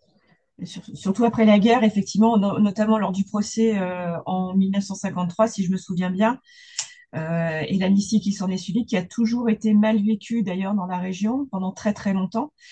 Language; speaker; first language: French; native; French